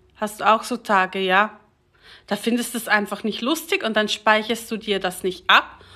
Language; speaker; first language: German; native; German